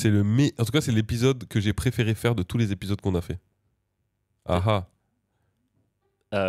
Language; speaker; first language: French; native; French